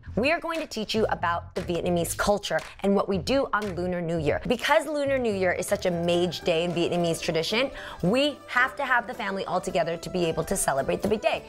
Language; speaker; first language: English; early bilingual, other home language; Vietnamese